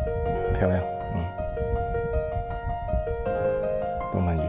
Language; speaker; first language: Chinese; non-native, learner; Thai